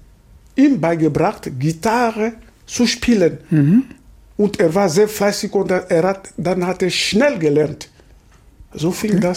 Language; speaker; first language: German; non-native, learner; Lingala